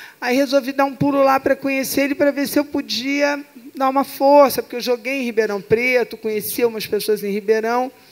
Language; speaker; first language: Portuguese; native; Portuguese